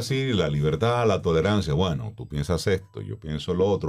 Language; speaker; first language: Spanish; native; Spanish